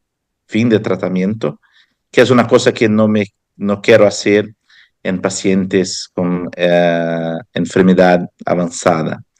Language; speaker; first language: Spanish; non-native, fluent; Portuguese